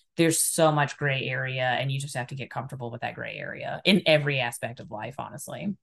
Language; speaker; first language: English; native; English